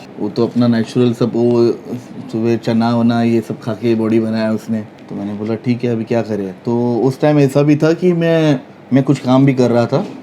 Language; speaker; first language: Hindi; non-native, local second language; Marathi